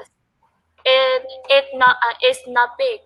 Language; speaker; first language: English; non-native, learner; Vietnamese